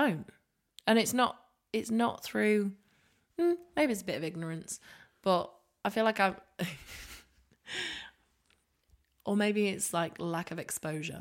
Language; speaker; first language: English; native; English